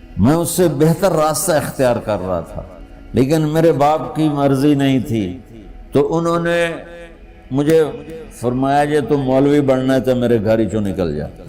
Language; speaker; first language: Urdu; non-native, local second language; Punjabi